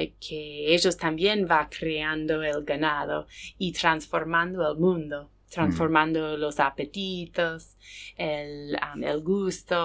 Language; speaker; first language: Spanish; non-native, fluent; English